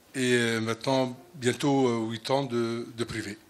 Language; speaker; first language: French; non-native, local second language; Arabic